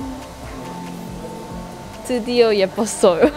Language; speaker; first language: Korean; non-native, learner; Cantonese